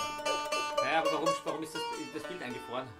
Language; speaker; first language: German; native; German